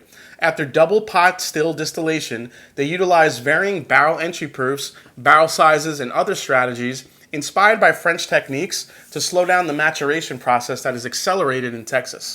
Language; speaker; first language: English; native; English